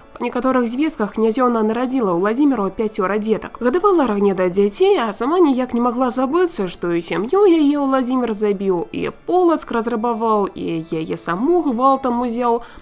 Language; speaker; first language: Belarusian; native; Belarusian